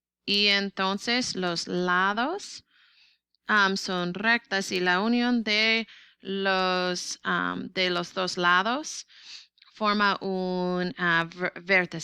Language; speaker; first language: Spanish; non-native, learner; English